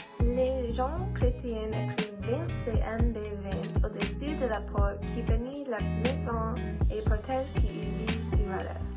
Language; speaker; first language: French; non-native, learner; English